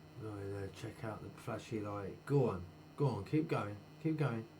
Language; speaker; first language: English; native; English